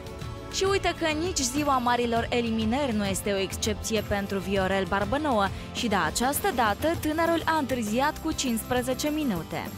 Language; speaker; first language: Romanian; native; Romanian